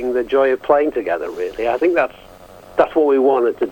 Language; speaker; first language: English; native; English